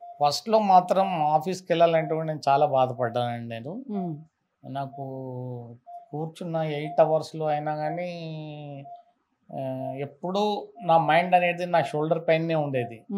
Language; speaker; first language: Telugu; native; Telugu